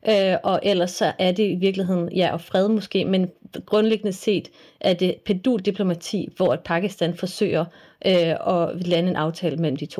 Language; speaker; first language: Danish; native; Danish